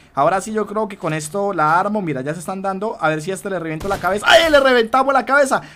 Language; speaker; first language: Spanish; native; Spanish